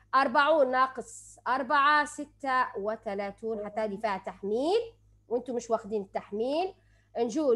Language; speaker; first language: Arabic; native; Arabic